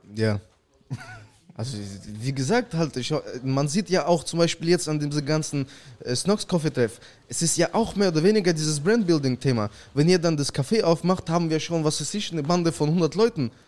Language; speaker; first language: German; early bilingual, other home language; Russian